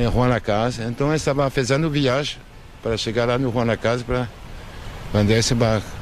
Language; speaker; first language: Portuguese; non-native, learner; French